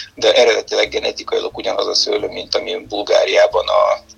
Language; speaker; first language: Hungarian; non-native, fluent; Bulgarian